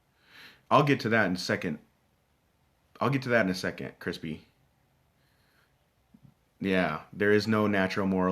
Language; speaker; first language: English; native; English